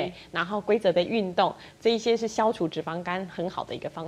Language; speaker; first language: Chinese; native; Chinese